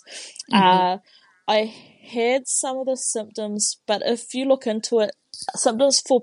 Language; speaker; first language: English; non-native, local second language; Māori